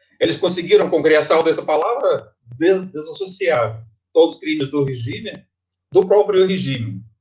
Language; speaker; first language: Portuguese; non-native, fluent; Russian